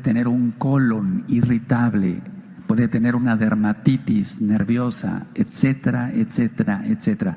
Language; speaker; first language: Spanish; native; Spanish